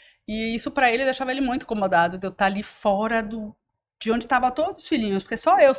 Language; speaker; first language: Portuguese; native; Portuguese